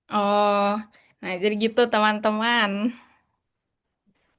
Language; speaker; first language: Indonesian; native; Indonesian